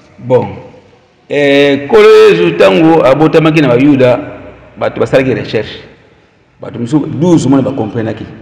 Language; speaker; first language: Lingala; non-native, local second language; Kongo